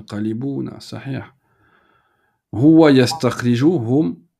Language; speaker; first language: Arabic; non-native, fluent; French